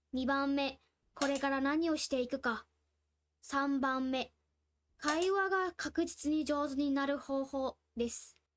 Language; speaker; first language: Japanese; non-native, fluent; Burmese